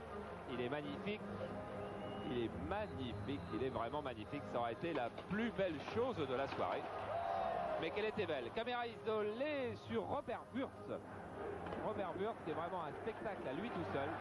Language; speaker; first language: French; native; French